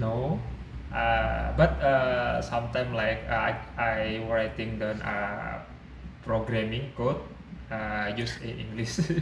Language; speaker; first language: English; non-native, learner; Indonesian